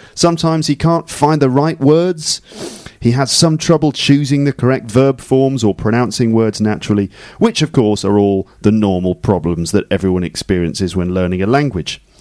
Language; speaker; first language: English; native; English